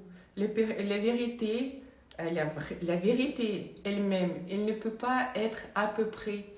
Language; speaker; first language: French; non-native, fluent; Russian